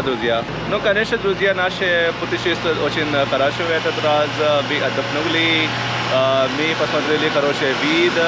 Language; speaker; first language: Russian; non-native, learner; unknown